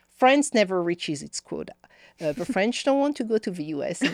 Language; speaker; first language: English; non-native, fluent; French